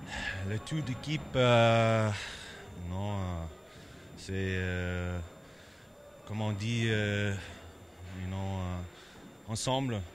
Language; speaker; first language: French; non-native, learner; English